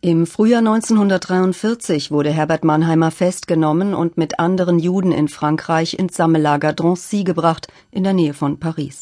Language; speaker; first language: German; native; German